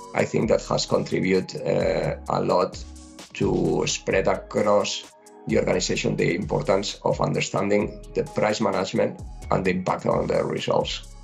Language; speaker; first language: English; non-native, fluent; Spanish